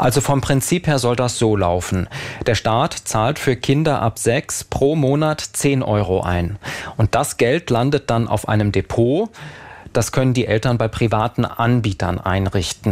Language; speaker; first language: German; native; German